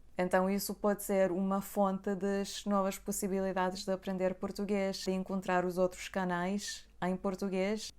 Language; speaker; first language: Portuguese; native; Portuguese